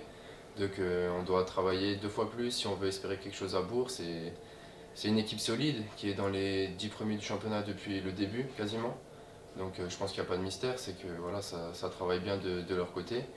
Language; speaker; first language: French; native; French